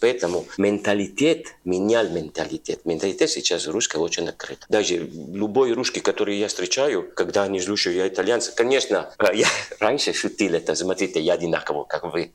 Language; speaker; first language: Russian; non-native, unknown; Italian